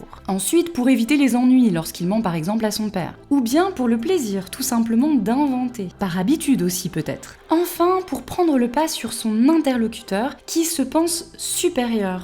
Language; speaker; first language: French; native; French